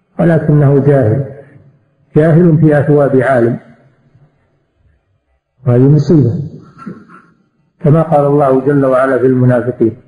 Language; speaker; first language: Arabic; native; Arabic